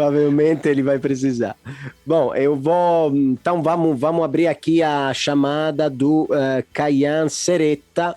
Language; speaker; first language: Portuguese; non-native, fluent; Italian